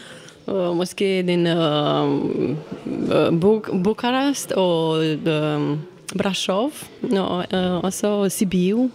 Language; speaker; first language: Danish; non-native, learner; Romanian